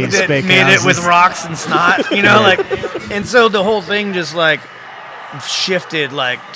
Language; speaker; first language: English; native; English